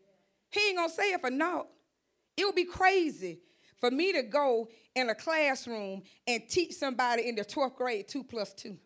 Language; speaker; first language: English; native; English